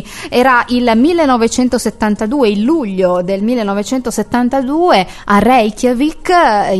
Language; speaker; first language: Italian; native; Italian